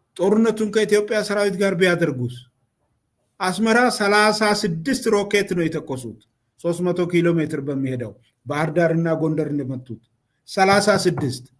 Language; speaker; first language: Amharic; non-native, local second language; Oromo